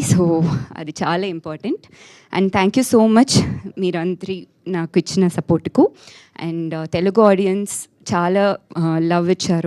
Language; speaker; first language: Telugu; non-native, learner; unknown